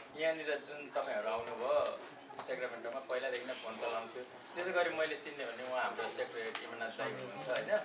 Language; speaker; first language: Nepali; native; Nepali